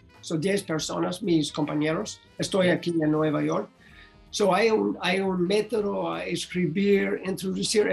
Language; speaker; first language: Spanish; non-native, learner; English